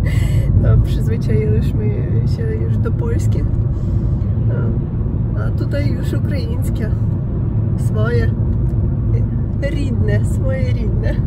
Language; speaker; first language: Polish; non-native, learner; Ukrainian